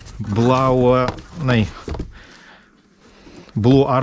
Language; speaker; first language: Dutch; non-native, fluent; Russian